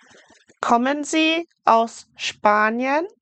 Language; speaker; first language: German; non-native, fluent; English